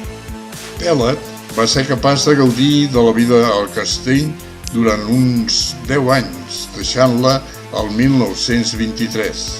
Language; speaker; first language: Catalan; native; Catalan